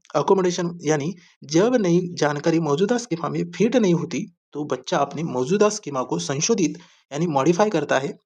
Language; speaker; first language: Hindi; non-native, local second language; Marathi